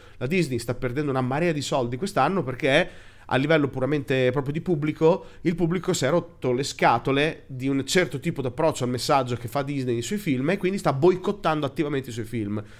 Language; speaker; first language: Italian; native; Italian